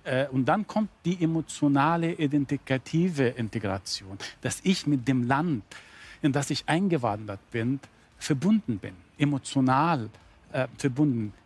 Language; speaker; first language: German; non-native, fluent; Arabic